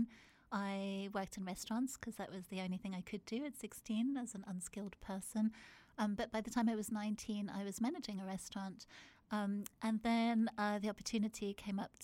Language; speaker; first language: English; native; English